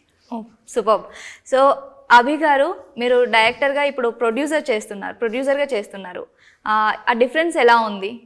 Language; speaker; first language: Telugu; native; Telugu